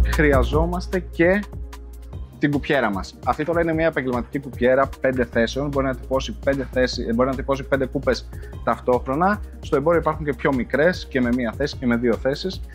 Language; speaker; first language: Greek; native; Greek